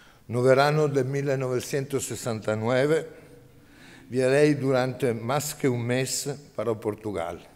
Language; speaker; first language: Portuguese; non-native, learner; Italian